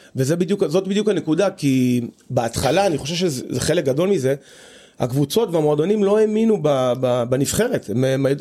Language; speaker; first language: Hebrew; native; Hebrew